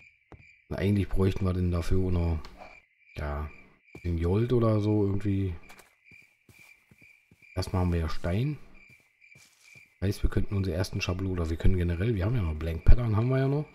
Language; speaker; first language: German; native; German